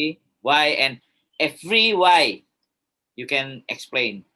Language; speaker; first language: English; non-native, learner; Indonesian